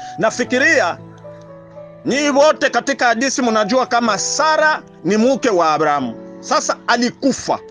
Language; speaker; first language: Swahili; native; Swahili